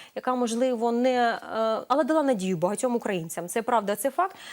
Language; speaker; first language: Ukrainian; native; Ukrainian